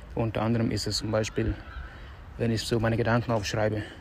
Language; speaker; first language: German; non-native, fluent; Wolof